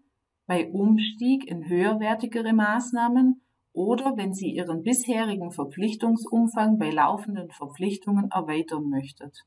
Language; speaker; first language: German; native; German